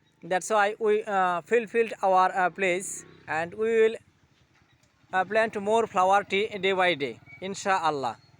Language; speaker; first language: English; non-native, local second language; Bangla